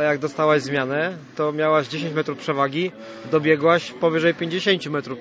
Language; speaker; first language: Polish; native; Polish